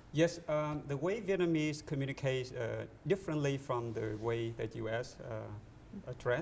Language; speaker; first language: English; non-native, learner; Vietnamese